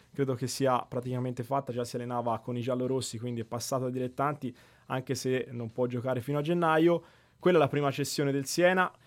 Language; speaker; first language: Italian; native; Italian